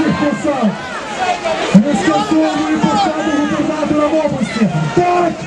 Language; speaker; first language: Ukrainian; native; Ukrainian